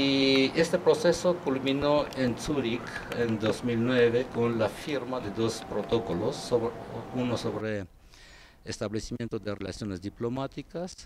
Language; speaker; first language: Spanish; non-native, fluent; Armenian